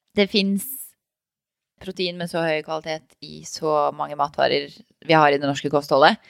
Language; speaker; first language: Norwegian; native; Norwegian